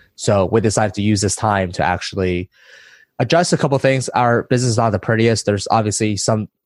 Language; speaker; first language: English; early bilingual, other home language; Chinese